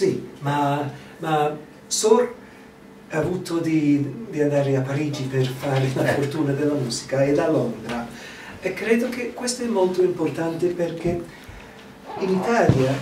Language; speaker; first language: Italian; non-native, fluent; English